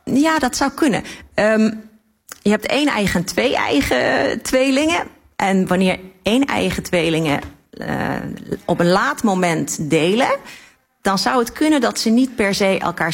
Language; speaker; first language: Dutch; native; Dutch